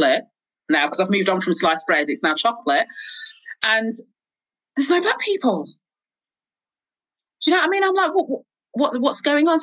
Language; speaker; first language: English; native; English